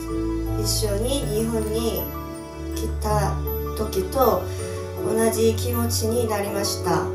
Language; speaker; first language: Japanese; non-native, learner; Korean